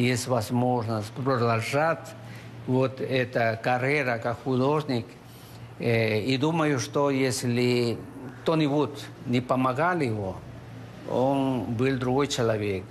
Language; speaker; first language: Russian; non-native, learner; Spanish